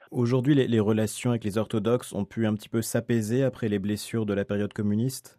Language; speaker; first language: French; native; French